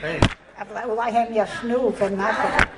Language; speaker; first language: Hebrew; non-native, fluent; English